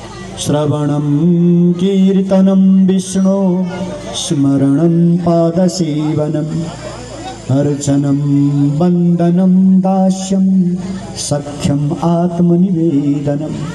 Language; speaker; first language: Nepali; native; Nepali